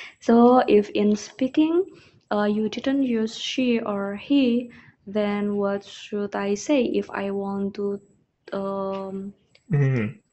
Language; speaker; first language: English; non-native, learner; Indonesian